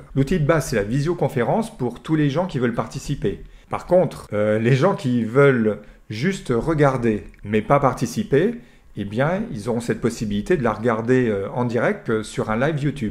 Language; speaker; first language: French; native; French